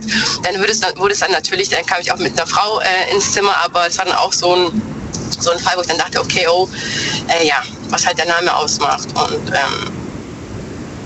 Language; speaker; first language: German; early bilingual, other home language; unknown